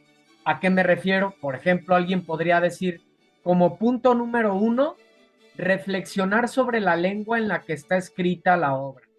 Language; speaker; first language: Spanish; native; Spanish